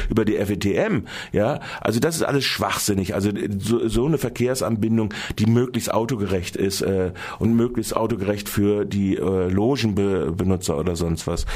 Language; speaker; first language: German; native; German